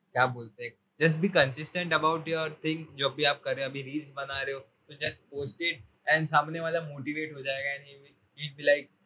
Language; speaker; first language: Hindi; non-native, local second language; Marathi